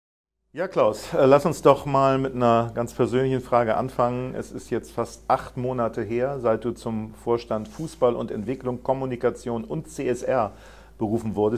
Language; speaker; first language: German; native; German